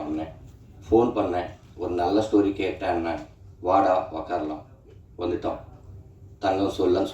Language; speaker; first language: Tamil; non-native, learner; Telugu